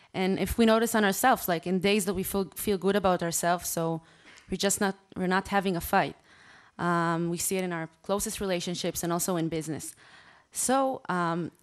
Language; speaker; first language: English; non-native, fluent; Hebrew